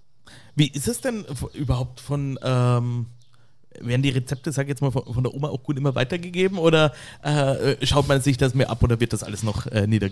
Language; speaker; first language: German; native; German